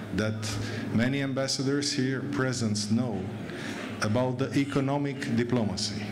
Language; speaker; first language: English; non-native, fluent; Romanian